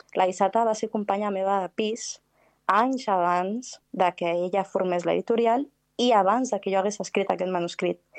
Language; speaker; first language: Catalan; early bilingual, heritage; Catalan